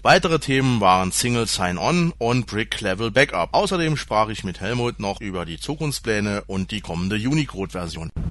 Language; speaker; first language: German; native; German